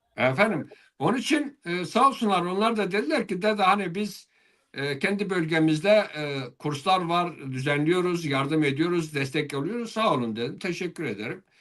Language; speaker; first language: Turkish; non-native, local second language; Zaza